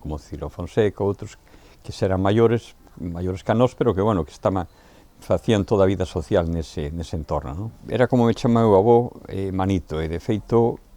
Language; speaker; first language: Galician; native; Galician